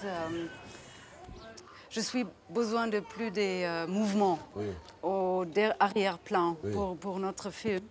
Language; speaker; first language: French; non-native, learner; German